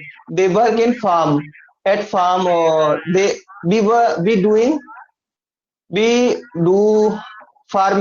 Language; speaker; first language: English; non-native, learner; Hindi